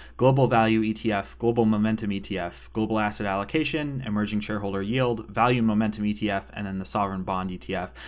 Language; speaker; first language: English; native; English